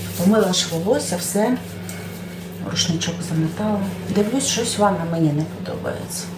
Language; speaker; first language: Ukrainian; native; Ukrainian